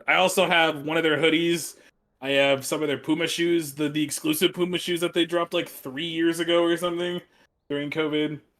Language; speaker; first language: English; native; English